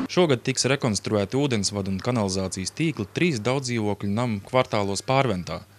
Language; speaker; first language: Latvian; native; Latvian